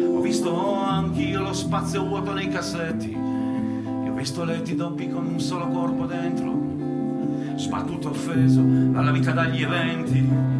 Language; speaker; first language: Italian; native; Italian